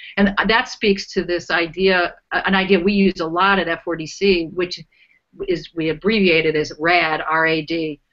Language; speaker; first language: English; native; English